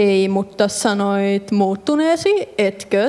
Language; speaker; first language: Finnish; native; Finnish